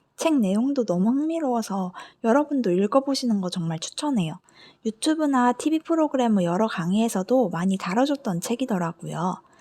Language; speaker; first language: Korean; native; Korean